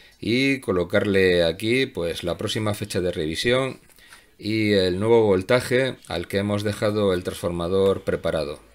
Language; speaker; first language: Spanish; native; Spanish